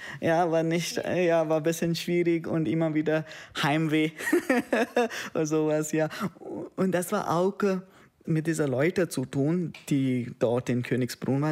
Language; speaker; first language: German; non-native, learner; Konkani